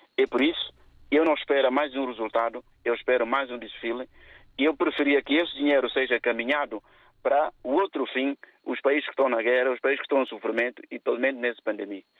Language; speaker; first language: Portuguese; non-native, local second language; Upper Guinea Crioulo